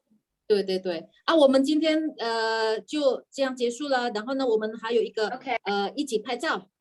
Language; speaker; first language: Chinese; non-native, fluent; Indonesian